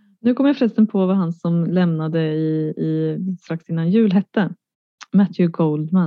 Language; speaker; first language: Swedish; native; Swedish